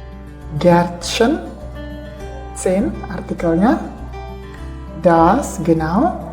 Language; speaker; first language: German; non-native, fluent; Indonesian